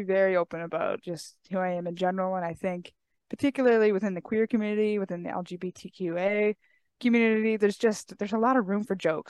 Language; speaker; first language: English; native; English